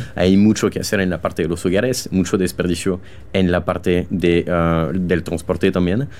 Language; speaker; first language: Spanish; non-native, fluent; French